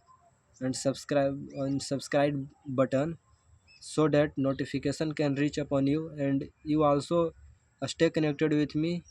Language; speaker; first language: English; non-native, learner; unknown